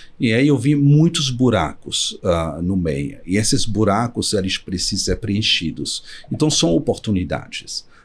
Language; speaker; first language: Portuguese; non-native, fluent; Arabic